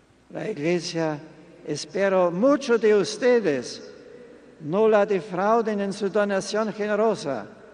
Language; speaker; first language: Spanish; non-native, fluent; German